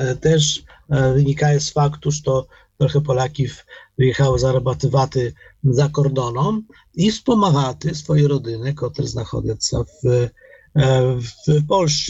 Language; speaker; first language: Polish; non-native, learner; Ukrainian